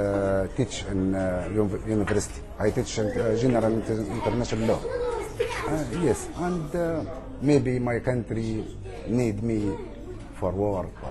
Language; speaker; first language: English; non-native, learner; Arabic